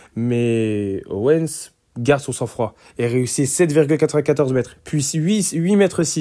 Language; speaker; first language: French; native; French